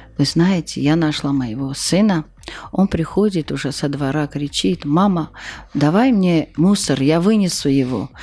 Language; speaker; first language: Russian; non-native, local second language; Armenian